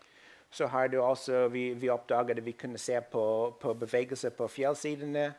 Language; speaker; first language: Norwegian; non-native, fluent; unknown